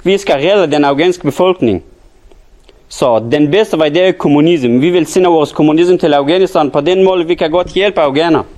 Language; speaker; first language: Danish; non-native, learner; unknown